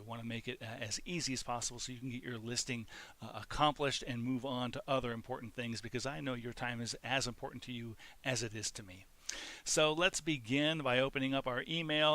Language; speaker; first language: English; native; English